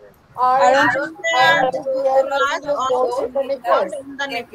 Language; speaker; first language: English; non-native, learner; Bangla